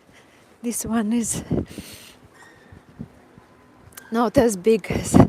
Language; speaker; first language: English; non-native, fluent; Russian